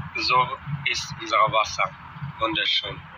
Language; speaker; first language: German; non-native, fluent; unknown